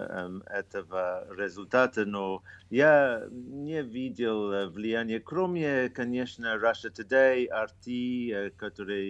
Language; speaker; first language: Russian; non-native, fluent; English